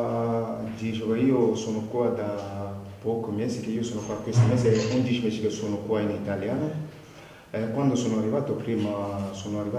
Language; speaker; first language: Italian; non-native, learner; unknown